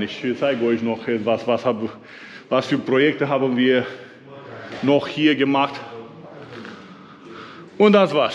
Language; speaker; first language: German; non-native, learner; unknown